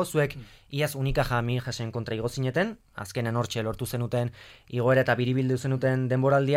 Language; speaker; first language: Basque; native; Basque